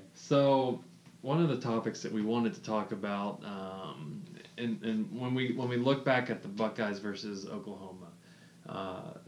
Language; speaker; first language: English; native; English